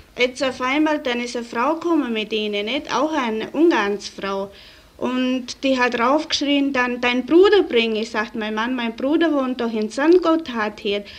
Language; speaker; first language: German; native; German